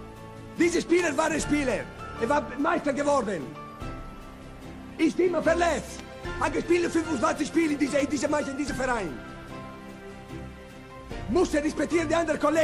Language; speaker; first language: German; non-native, learner; Italian